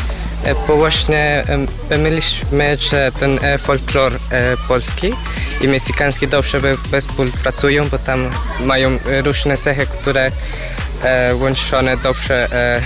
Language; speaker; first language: Polish; non-native, learner; Spanish